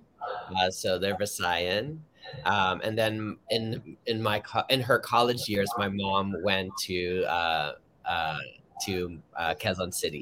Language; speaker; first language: English; native; English